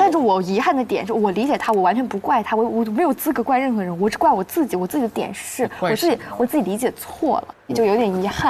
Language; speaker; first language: Chinese; native; Chinese